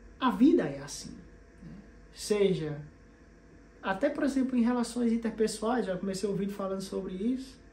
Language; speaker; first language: Portuguese; native; Portuguese